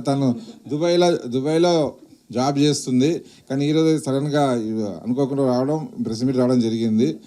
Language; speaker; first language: Telugu; native; Telugu